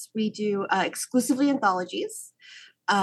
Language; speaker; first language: English; native; English